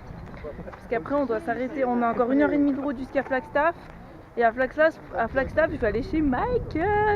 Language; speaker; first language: French; native; French